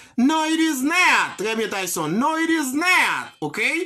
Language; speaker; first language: English; non-native, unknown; Haitian Creole